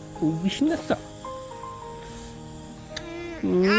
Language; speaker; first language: Korean; native; Korean